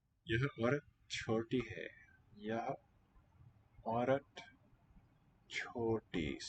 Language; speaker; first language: Hindi; non-native, learner; English